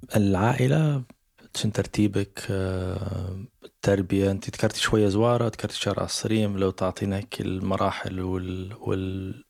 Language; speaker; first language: Arabic; native; Arabic